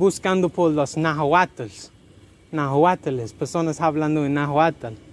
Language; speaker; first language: Spanish; non-native, learner; English